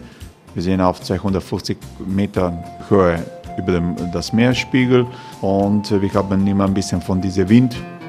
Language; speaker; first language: German; non-native, fluent; Croatian